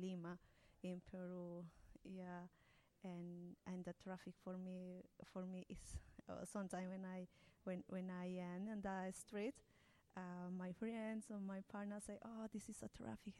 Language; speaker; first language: English; non-native, learner; Spanish